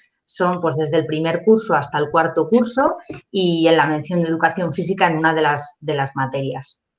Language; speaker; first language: Spanish; native; Spanish